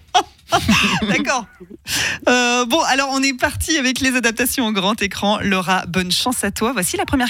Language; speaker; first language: French; native; French